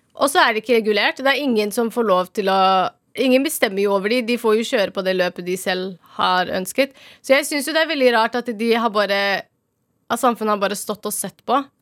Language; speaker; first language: Norwegian; early bilingual, other home language; Somali